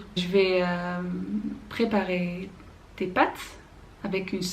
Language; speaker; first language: French; non-native, learner; Dutch